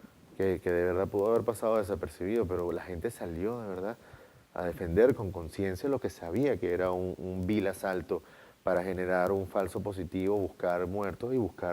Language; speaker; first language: Spanish; native; Spanish